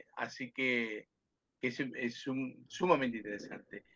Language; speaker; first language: Spanish; native; Spanish